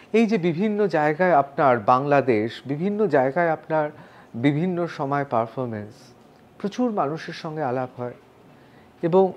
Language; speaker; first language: Bangla; native; Bangla